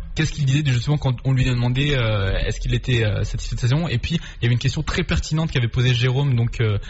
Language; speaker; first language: French; native; French